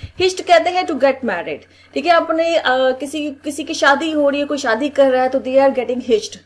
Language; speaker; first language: Urdu; native; Urdu